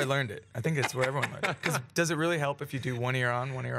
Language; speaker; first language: English; native; English